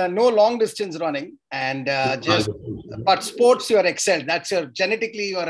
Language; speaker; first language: English; non-native, local second language; Tamil